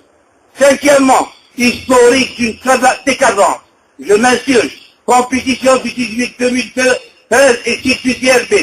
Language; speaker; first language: French; non-native, local second language; Arabic